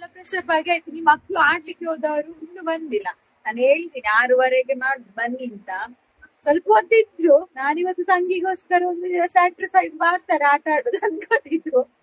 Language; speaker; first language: Kannada; non-native, local second language; Tulu